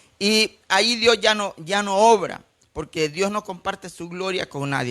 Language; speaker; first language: Spanish; native; Spanish